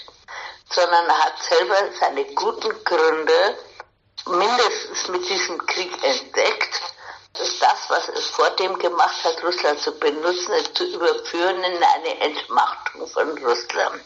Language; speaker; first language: German; native; German